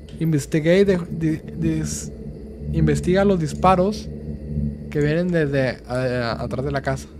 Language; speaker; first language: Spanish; native; Spanish